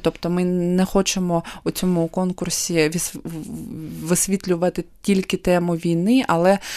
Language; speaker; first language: Ukrainian; non-native, local second language; Russian